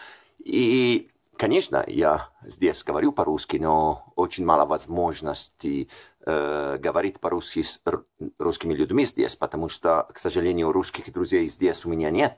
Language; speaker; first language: Russian; non-native, fluent; Italian